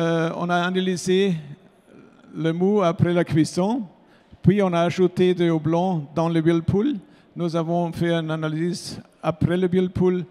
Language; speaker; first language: French; non-native, fluent; German